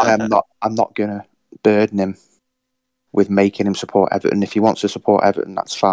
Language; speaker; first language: English; native; English